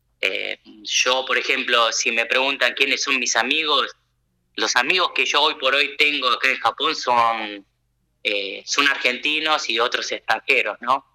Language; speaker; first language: Spanish; early bilingual, other home language; Japanese